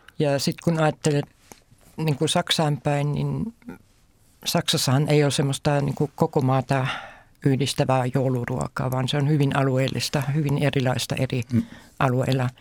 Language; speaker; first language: Finnish; non-native, fluent; German